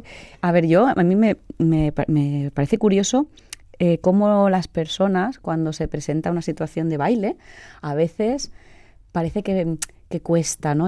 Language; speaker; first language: Spanish; native; Spanish